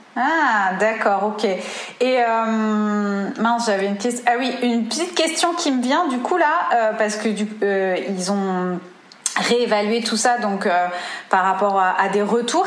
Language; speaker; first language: French; native; French